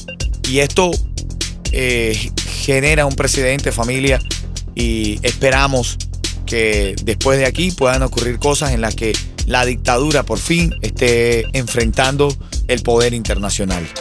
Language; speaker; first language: Spanish; native; Spanish